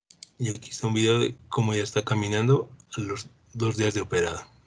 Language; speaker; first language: Spanish; native; Spanish